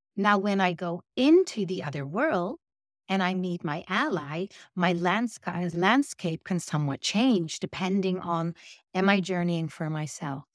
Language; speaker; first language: English; non-native, fluent; Dutch